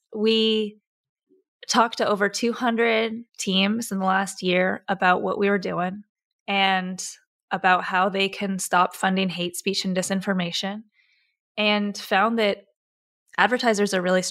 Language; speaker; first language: English; native; English